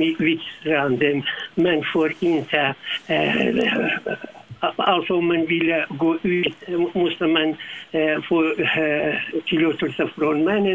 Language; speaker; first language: Swedish; non-native, learner; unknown